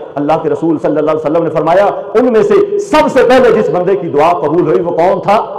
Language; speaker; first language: Urdu; non-native, local second language; Punjabi